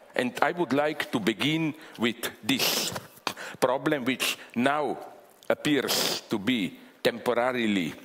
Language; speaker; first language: English; non-native, fluent; Slovenian